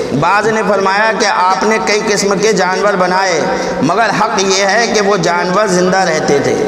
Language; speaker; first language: Urdu; native; Urdu